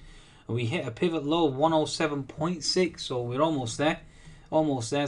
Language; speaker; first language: English; native; English